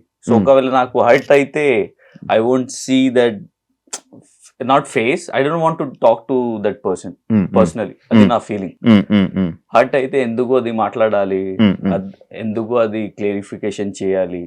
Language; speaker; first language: Telugu; non-native, learner; Hindi